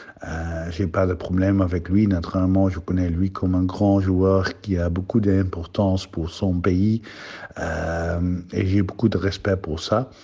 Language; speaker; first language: French; non-native, fluent; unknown